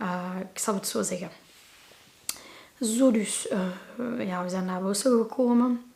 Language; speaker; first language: Dutch; non-native, local second language; Arabic